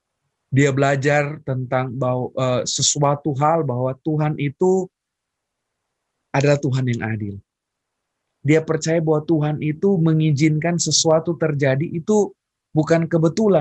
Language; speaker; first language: Indonesian; native; Indonesian